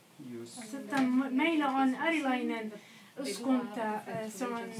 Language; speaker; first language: Finnish; non-native, learner; Arabic